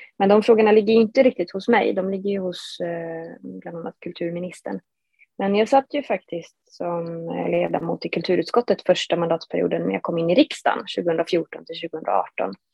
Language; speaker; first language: Swedish; native; Swedish